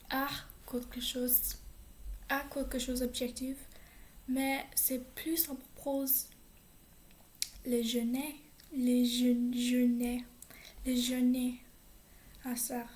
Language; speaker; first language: French; non-native, learner; English